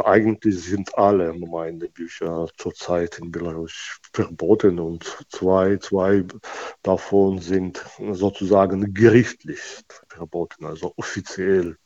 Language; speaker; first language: German; non-native, fluent; Russian